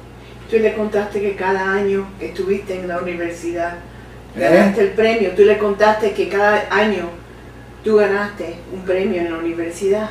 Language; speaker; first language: Spanish; early bilingual, heritage; Spanish